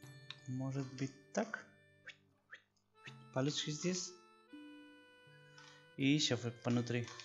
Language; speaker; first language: Russian; non-native, learner; Spanish